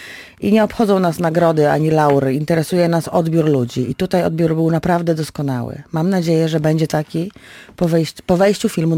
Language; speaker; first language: Polish; native; Polish